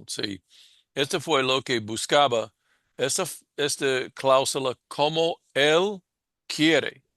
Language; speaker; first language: Spanish; non-native, fluent; English